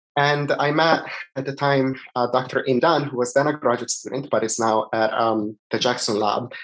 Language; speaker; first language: English; non-native, fluent; Italian